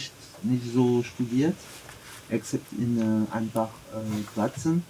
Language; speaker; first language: German; non-native, learner; French